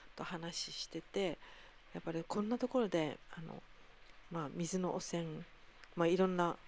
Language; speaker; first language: Japanese; native; Japanese